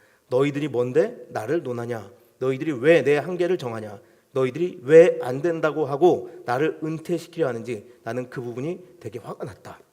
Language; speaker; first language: Korean; native; Korean